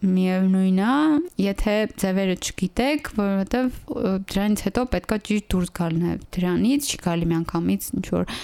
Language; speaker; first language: Armenian; native; Armenian